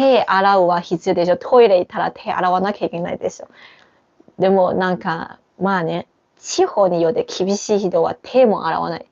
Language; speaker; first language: Japanese; non-native, fluent; Chinese